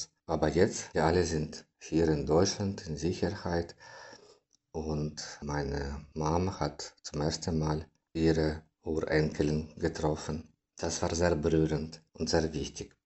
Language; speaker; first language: German; non-native, learner; Ukrainian